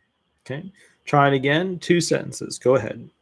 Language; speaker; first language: English; native; English